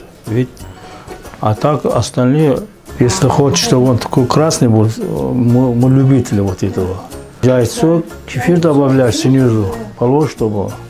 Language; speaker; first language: Russian; non-native, fluent; Azerbaijani